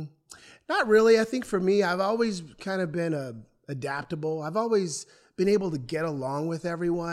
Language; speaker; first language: English; native; English